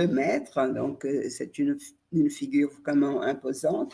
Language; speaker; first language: French; non-native, fluent; Portuguese